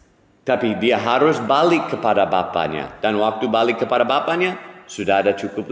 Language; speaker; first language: Indonesian; non-native, fluent; English